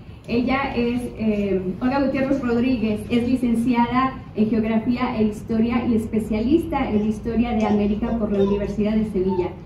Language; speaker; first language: Spanish; native; Spanish